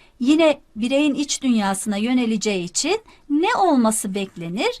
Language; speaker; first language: Turkish; native; Turkish